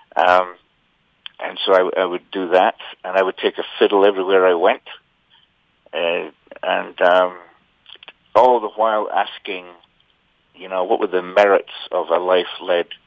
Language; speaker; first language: English; native; English